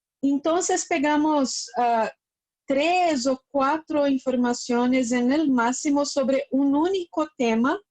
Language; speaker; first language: Spanish; non-native, fluent; Portuguese